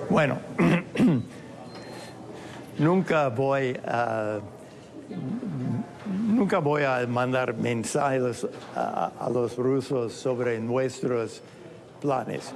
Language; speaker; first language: Spanish; non-native, fluent; English